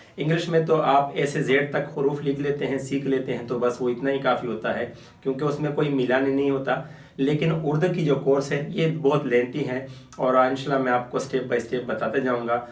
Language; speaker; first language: Urdu; non-native, local second language; Pashto